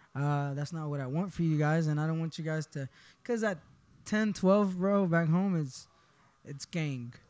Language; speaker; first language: English; early bilingual, other home language; Spanish